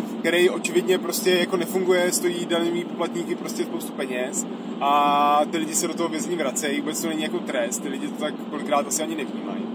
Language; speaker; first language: Czech; native; Czech